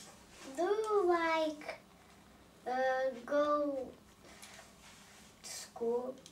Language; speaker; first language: English; non-native, learner; Russian